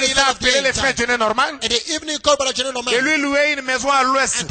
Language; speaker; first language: French; non-native, local second language; Lingala